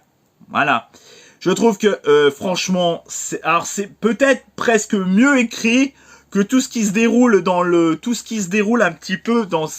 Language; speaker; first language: French; native; French